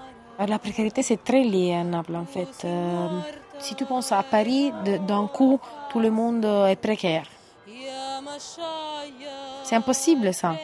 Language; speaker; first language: French; non-native, fluent; Italian